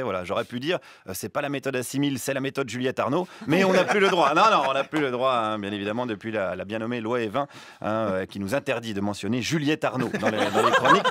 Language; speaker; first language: French; native; French